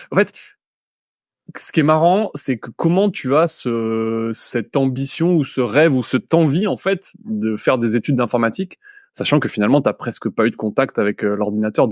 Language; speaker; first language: French; native; French